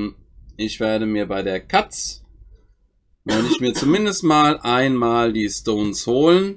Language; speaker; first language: German; native; German